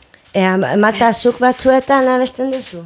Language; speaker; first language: Basque; non-native, local second language; Spanish